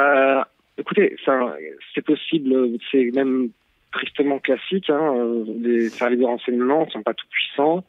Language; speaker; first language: French; native; French